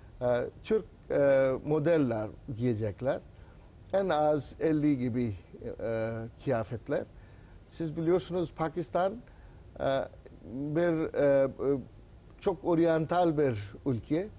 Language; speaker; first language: Turkish; non-native, learner; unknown